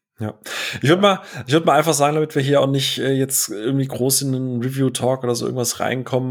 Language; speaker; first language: German; native; German